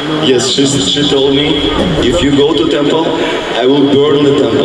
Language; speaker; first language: English; non-native, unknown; Russian